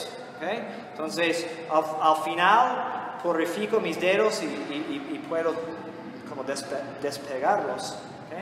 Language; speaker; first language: Spanish; non-native, fluent; English